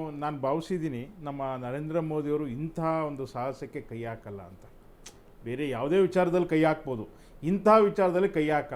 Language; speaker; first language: Kannada; native; Kannada